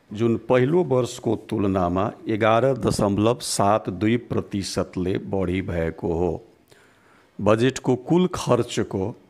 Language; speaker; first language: Nepali; non-native, local second language; Bhojpuri